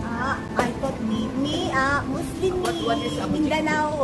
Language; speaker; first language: English; non-native, local second language; Filipino